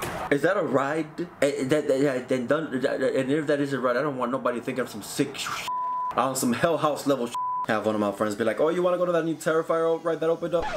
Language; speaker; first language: English; native; English